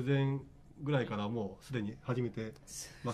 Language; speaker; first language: Japanese; native; Japanese